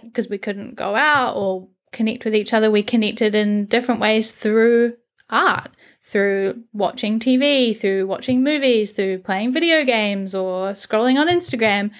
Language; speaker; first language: English; native; English